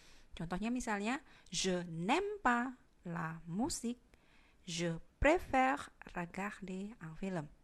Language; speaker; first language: French; non-native, fluent; Indonesian